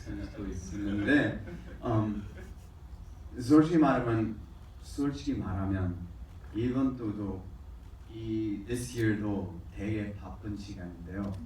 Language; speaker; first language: Korean; early bilingual, heritage; English